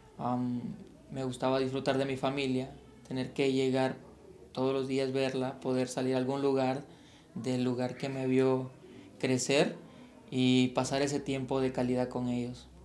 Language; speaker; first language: Spanish; native; Spanish